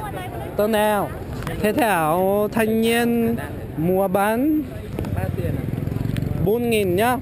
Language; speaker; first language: Vietnamese; non-native, fluent; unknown